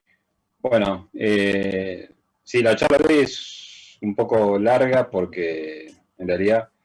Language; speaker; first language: Spanish; native; Spanish